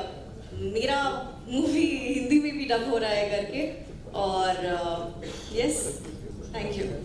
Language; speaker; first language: Hindi; non-native, local second language; Kannada